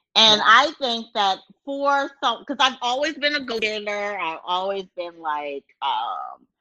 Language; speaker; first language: English; native; English